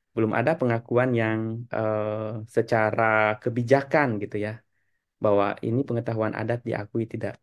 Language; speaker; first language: Indonesian; native; Indonesian